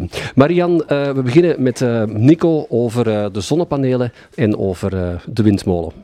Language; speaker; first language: Dutch; native; Dutch